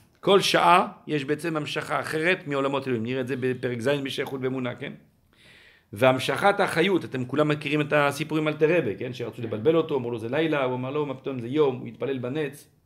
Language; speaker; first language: Hebrew; non-native, fluent; French